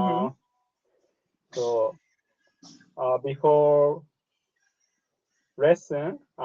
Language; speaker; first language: English; non-native, learner; Japanese